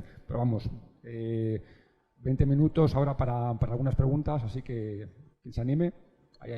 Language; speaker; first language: Spanish; native; Spanish